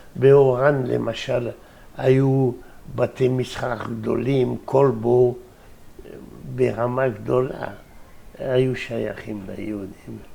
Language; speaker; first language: Hebrew; non-native, fluent; French